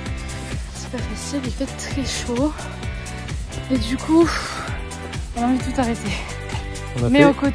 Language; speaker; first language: French; native; French